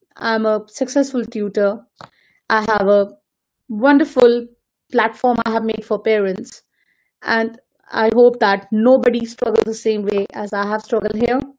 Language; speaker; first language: English; non-native, local second language; Hindi